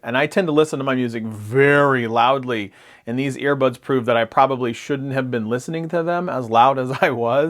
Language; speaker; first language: English; native; English